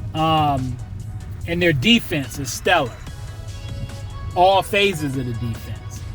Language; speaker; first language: English; native; English